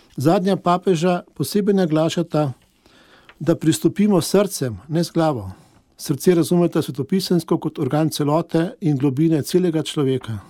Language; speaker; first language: Slovenian; native; Slovenian